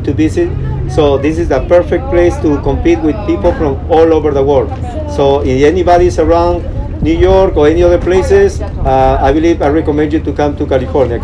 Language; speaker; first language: English; non-native, fluent; Spanish